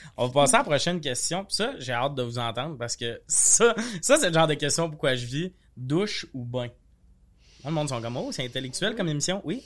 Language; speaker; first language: French; native; French